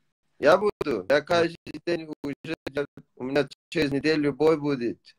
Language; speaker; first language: Russian; non-native, learner; Tajik